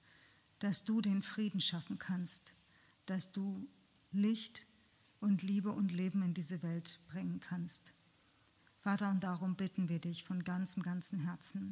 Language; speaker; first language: German; native; German